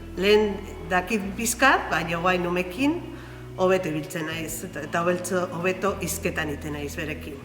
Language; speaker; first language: Basque; non-native, local second language; Spanish